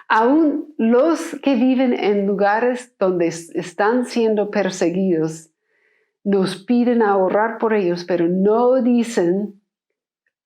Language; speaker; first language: Spanish; non-native, fluent; English